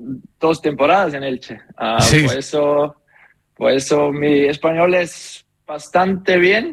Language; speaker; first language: Spanish; non-native, learner; German